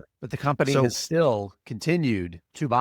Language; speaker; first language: English; native; English